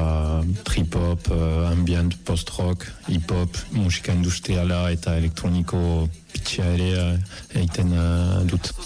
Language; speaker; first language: Basque; non-native, fluent; Italian